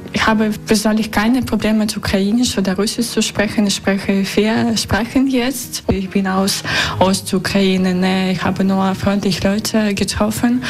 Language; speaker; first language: German; non-native, learner; Russian